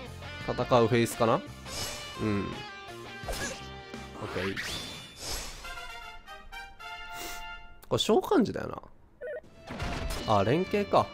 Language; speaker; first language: Japanese; native; Japanese